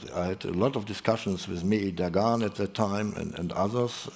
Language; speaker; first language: English; non-native, fluent; German